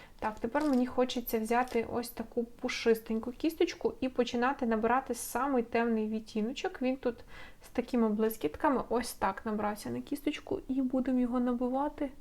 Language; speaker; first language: Ukrainian; non-native, local second language; Russian